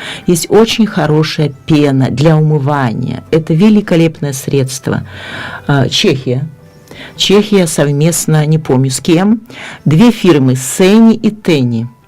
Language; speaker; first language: Russian; native; Russian